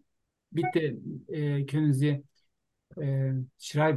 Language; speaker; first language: German; non-native, learner; Turkish